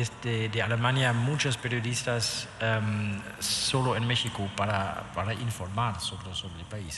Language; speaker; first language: Spanish; non-native, fluent; German